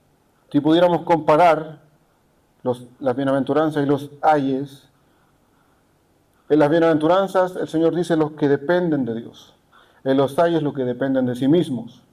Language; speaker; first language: Spanish; native; Spanish